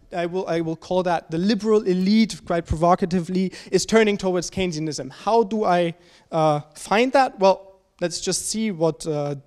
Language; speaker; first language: English; non-native, fluent; German